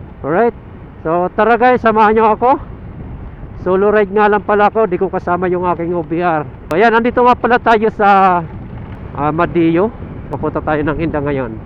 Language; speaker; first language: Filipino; native; Filipino